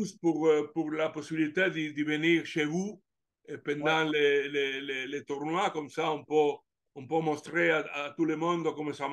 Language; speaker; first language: French; non-native, learner; Italian